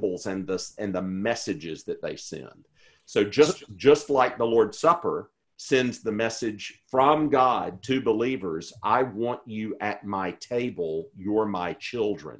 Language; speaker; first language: English; native; English